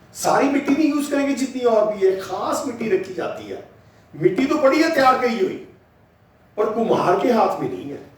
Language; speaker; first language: Hindi; non-native, local second language; Punjabi